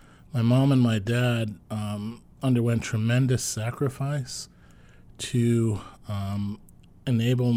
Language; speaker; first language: English; native; English